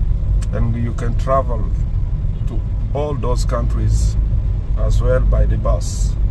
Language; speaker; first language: English; non-native, learner; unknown